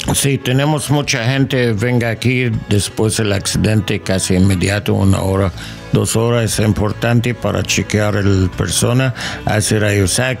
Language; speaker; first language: Spanish; non-native, learner; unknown